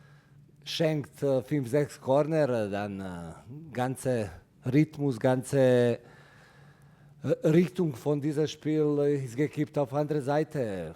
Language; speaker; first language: German; non-native, fluent; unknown